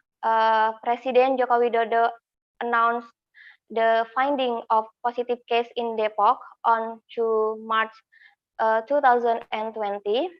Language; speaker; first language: English; non-native, fluent; Indonesian